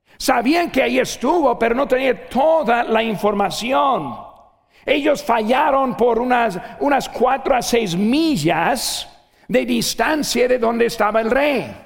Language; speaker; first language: Spanish; non-native, fluent; English